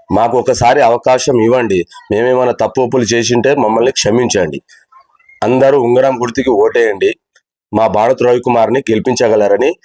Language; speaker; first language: Telugu; non-native, local second language; Lambadi